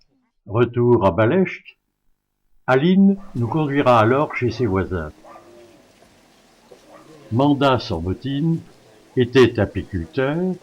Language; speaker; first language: French; native; French